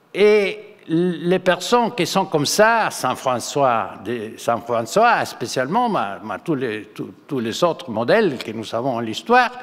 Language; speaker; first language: French; non-native, fluent; Spanish